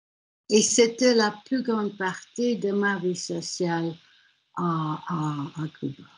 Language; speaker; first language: French; non-native, fluent; German